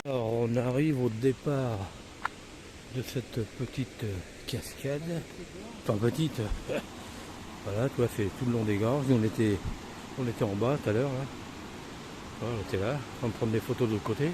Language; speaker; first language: French; native; French